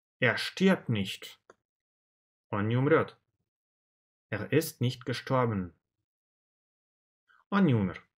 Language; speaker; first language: German; non-native, fluent; Russian